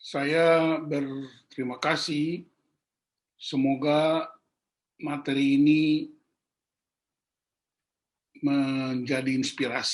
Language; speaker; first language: Indonesian; native; Indonesian